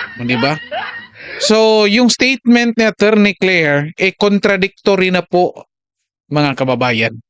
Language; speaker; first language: Filipino; non-native, local second language; Cebuano